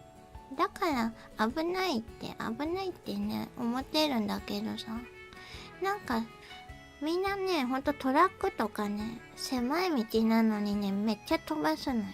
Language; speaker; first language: Japanese; native; Japanese